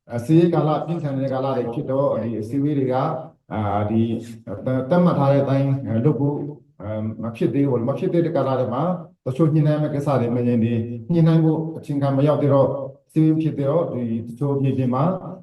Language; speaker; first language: Burmese; non-native, local second language; Shwe Palaung